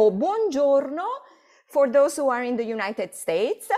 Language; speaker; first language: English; non-native, fluent; Italian